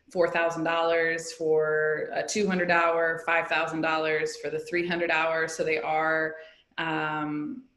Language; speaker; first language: English; native; English